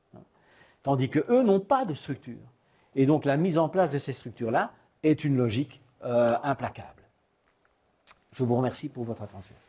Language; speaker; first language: French; native; French